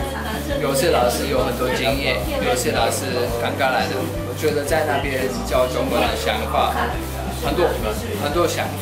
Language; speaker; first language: Chinese; non-native, learner; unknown